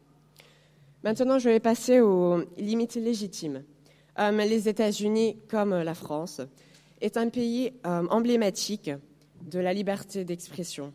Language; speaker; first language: French; non-native, fluent; Spanish